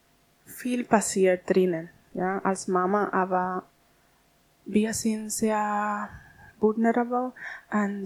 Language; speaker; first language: German; non-native, learner; Spanish